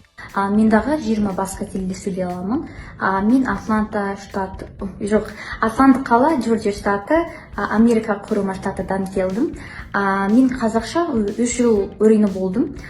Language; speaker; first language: Kazakh; non-native, learner; English